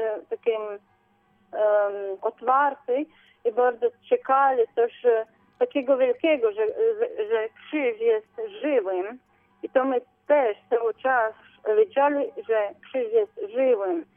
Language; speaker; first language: Polish; non-native, learner; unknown